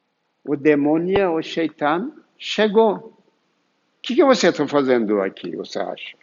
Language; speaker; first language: Portuguese; non-native, fluent; Turkish